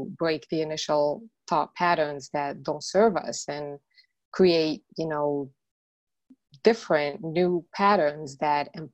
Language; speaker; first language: English; non-native, fluent; Arabic